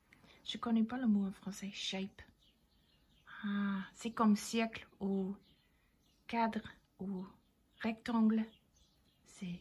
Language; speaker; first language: French; non-native, learner; English